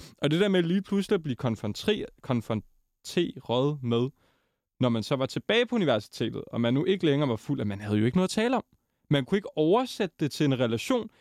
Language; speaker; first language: Danish; native; Danish